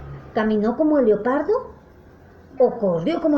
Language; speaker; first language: Spanish; native; Spanish